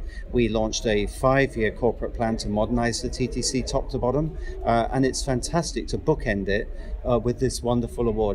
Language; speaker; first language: English; native; English